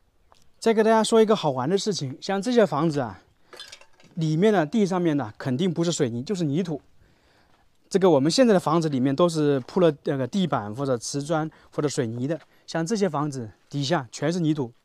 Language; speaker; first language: Chinese; native; Chinese